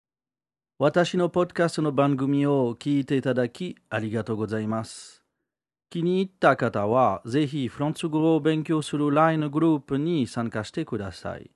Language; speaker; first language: Japanese; non-native, learner; French